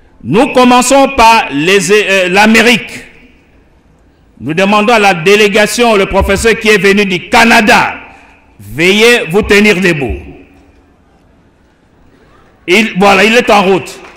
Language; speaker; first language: French; non-native, local second language; Lingala